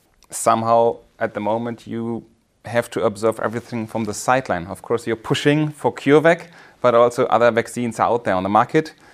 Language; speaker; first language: English; non-native, fluent; German